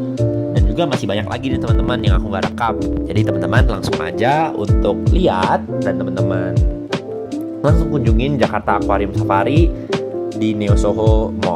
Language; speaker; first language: Indonesian; native; Indonesian